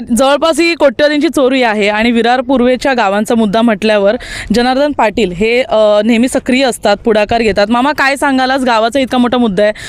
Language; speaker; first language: Marathi; native; Marathi